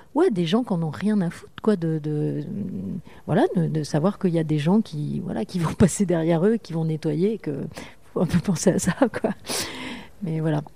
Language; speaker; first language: French; native; French